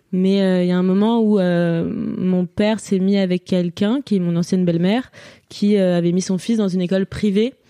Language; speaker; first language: French; native; French